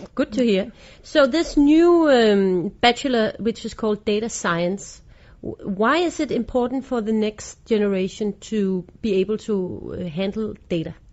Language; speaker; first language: English; non-native, fluent; Danish